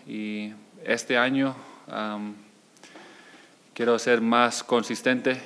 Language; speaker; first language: Spanish; early bilingual, heritage; Spanish